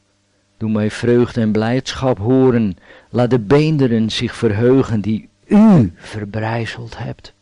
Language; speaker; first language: Dutch; native; Dutch